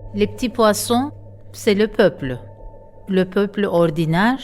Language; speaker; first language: French; non-native, fluent; Turkish